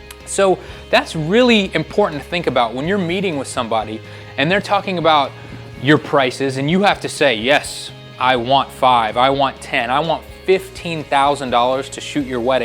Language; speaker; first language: English; native; English